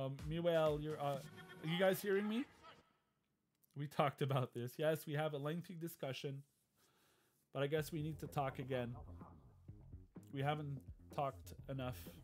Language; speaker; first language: English; non-native, local second language; French